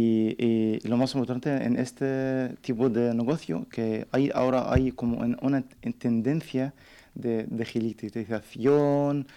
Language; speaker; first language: Spanish; non-native, learner; Arabic